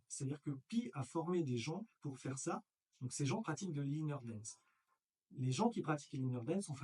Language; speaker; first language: French; native; French